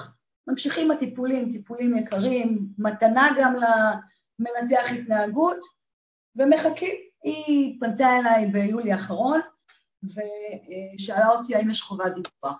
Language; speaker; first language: Hebrew; native; Hebrew